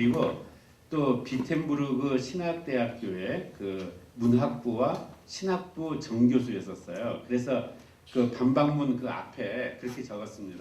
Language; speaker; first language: Korean; native; Korean